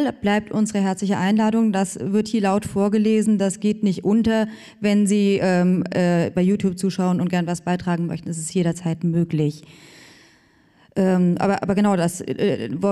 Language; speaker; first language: German; native; German